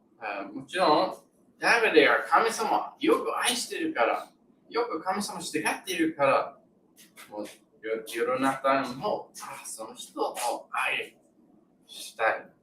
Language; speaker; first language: Japanese; non-native, learner; English